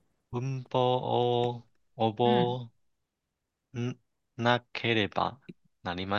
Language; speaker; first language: Japanese; non-native, learner; Chinese